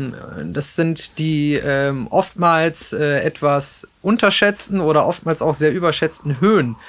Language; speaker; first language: German; native; German